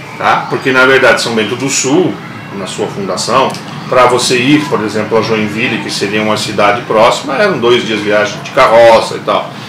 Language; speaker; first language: Portuguese; non-native, local second language; German